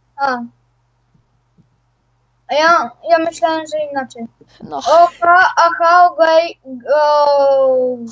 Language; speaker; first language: Polish; native; Polish